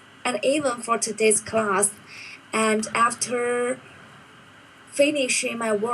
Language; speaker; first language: English; non-native, learner; Chinese